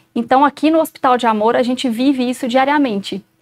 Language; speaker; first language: Portuguese; native; Portuguese